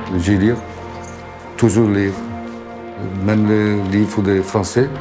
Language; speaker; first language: French; non-native, learner; Turkish